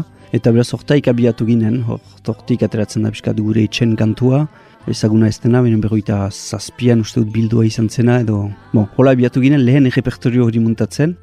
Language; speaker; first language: Basque; native; Basque